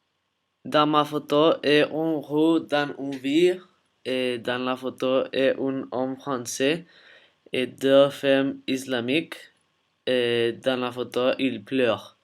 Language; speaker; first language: French; non-native, learner; Spanish